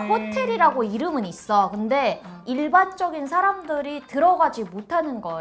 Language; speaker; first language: Korean; native; Korean